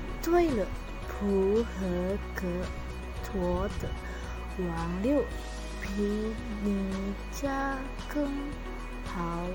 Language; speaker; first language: Chinese; non-native, learner; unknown